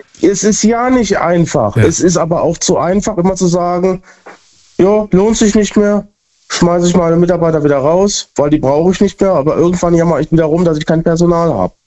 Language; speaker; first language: German; native; German